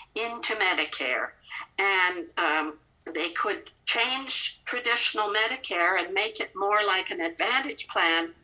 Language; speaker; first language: English; native; English